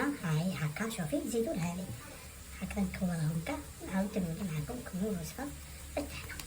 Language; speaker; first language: Arabic; native; Arabic